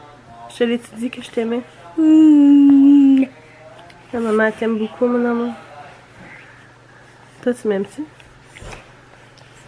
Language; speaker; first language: French; native; French